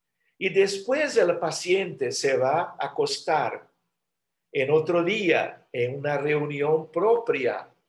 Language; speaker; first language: Spanish; non-native, fluent; Portuguese